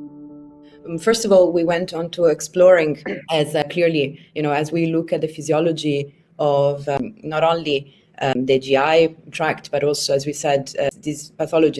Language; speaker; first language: English; non-native, fluent; Italian